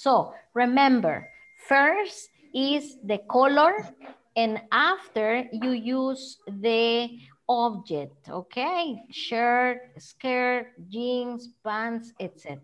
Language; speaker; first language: English; non-native, fluent; Spanish